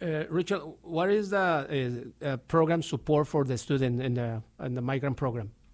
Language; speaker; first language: English; non-native, learner; Spanish